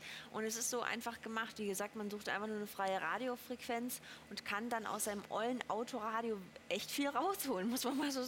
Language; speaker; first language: German; native; German